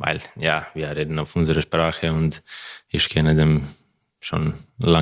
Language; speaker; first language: German; non-native, learner; Croatian